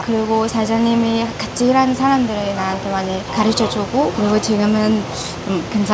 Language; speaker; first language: Korean; non-native, learner; Mongolian